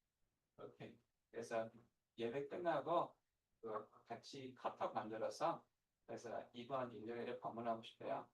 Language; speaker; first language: Korean; non-native, learner; English